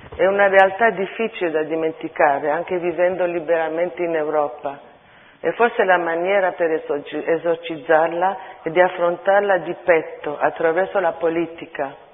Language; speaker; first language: Italian; early bilingual, other home language; Armenian